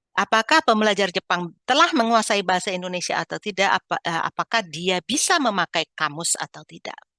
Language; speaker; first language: Indonesian; native; Indonesian